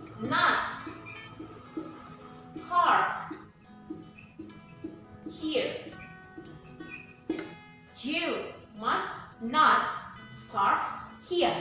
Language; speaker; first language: English; non-native, fluent; Indonesian